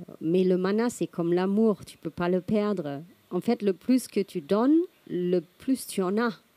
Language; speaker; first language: French; non-native, fluent; German